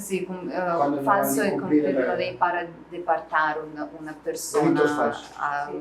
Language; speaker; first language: Spanish; non-native, learner; Russian